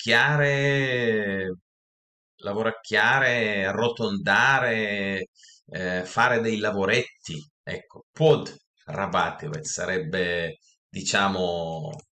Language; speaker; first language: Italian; non-native, fluent; Russian